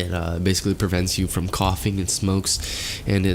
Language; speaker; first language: English; native; English